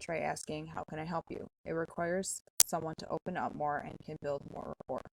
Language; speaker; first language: English; native; English